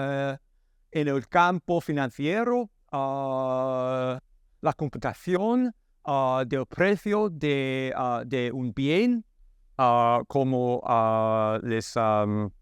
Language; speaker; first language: Spanish; non-native, learner; English